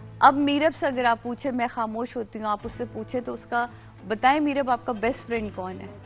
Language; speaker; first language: Urdu; native; Urdu